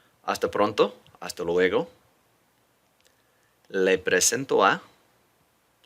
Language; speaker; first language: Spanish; non-native, fluent; English